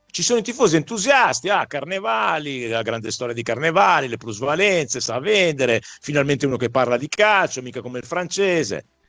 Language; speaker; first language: Italian; native; Italian